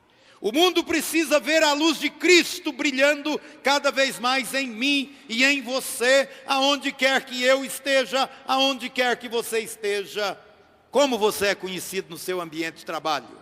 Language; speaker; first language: Portuguese; native; Portuguese